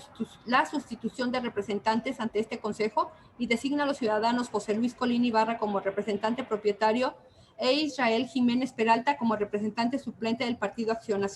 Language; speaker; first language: Spanish; native; Spanish